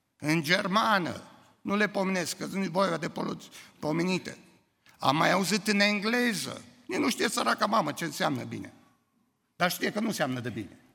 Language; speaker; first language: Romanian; native; Romanian